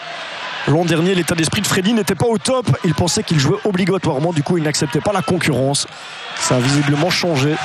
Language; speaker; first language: French; native; French